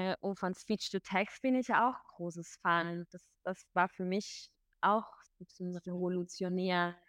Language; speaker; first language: German; non-native, fluent; Spanish